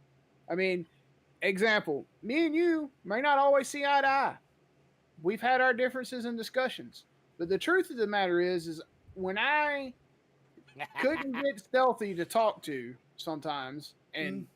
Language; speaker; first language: English; native; English